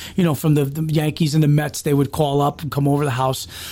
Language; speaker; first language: English; early bilingual, other home language; Spanish